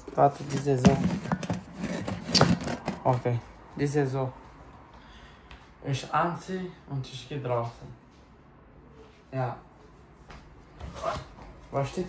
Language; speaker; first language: German; non-native, learner; Bulgarian